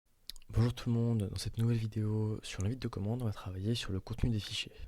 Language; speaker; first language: French; native; French